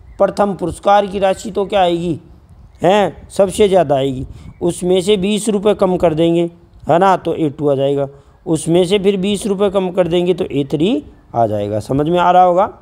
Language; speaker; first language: Hindi; native; Hindi